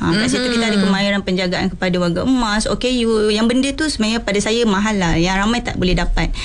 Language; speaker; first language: Malay; native; Malay